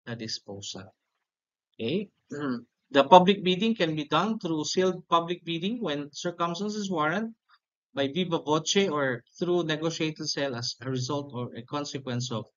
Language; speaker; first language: English; non-native, local second language; Filipino